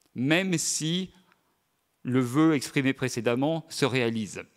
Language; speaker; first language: French; native; French